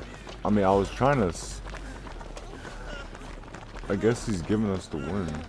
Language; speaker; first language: English; native; English